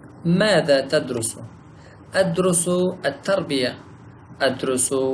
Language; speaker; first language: Arabic; non-native, fluent; Pashto